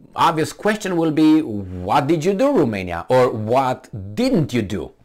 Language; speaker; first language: English; non-native, fluent; Romanian